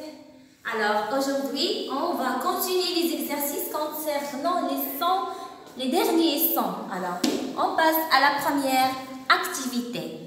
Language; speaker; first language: French; non-native, local second language; Arabic